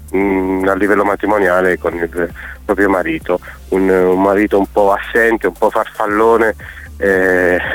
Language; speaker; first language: Italian; native; Italian